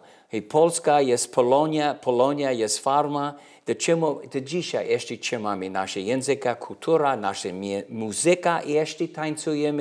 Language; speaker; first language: Polish; early bilingual, heritage; English